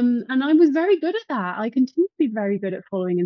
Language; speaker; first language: English; native; English